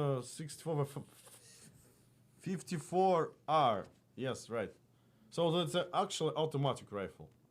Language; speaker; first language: English; non-native, fluent; Russian